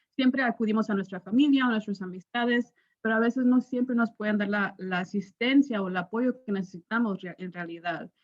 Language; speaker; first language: Spanish; early bilingual, other home language; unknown